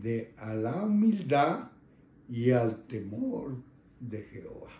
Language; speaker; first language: Spanish; native; Spanish